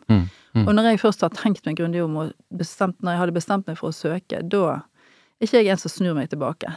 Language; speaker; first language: Norwegian; native; Norwegian